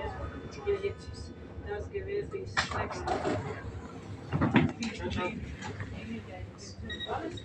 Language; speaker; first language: German; non-native, learner; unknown